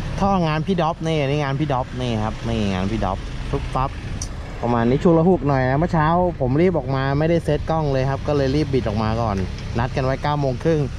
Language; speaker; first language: Thai; native; Thai